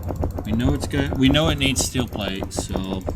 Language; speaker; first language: English; native; English